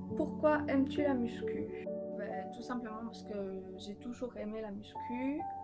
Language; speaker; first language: French; early bilingual, other home language; Polish